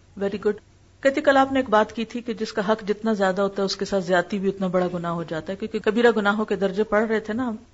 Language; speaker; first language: Urdu; native; Urdu